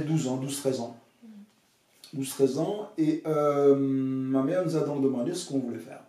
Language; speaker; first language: French; non-native, fluent; English